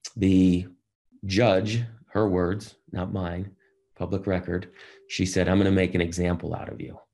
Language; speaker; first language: English; native; English